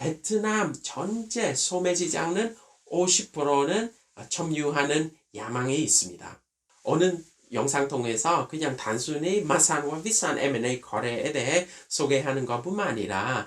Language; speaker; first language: Korean; non-native, fluent; Vietnamese